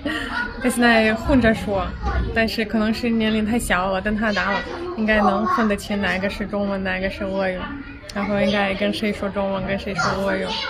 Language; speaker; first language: Chinese; non-native, fluent; Russian